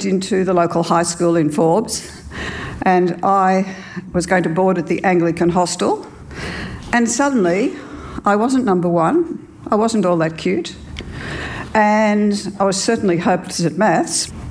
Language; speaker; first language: English; native; English